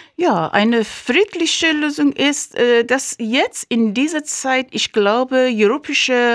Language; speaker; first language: German; non-native, fluent; Persian